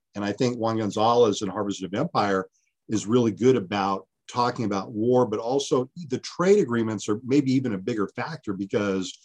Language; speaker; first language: English; early bilingual, other home language; Spanish